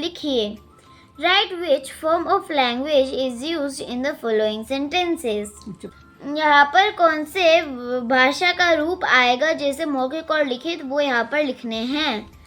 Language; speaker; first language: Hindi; non-native, local second language; Telugu